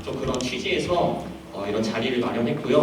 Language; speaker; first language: Korean; native; Korean